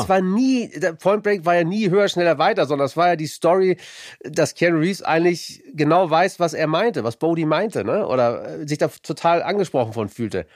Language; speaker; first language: German; native; German